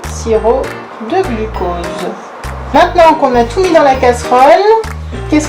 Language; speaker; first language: French; native; French